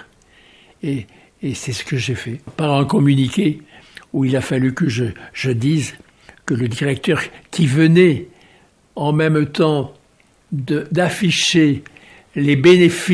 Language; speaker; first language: French; native; French